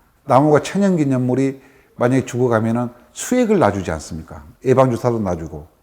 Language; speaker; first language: Korean; native; Korean